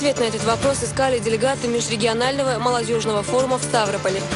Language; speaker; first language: Russian; native; Russian